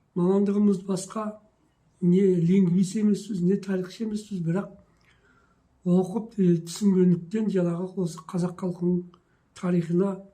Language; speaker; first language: Kazakh; native; Kazakh